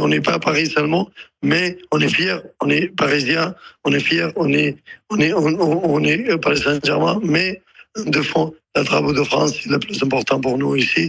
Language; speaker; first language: French; non-native, learner; Arabic